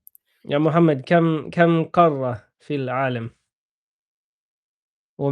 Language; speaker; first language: Arabic; non-native, fluent; English